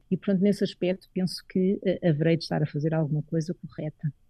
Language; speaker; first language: Portuguese; native; Portuguese